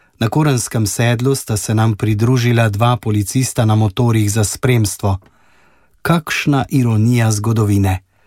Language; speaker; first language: Slovenian; native; Slovenian